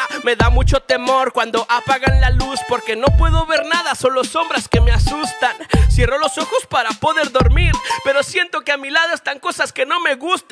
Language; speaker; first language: Spanish; native; Spanish